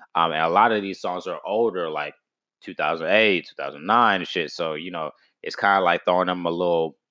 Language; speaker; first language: English; native; English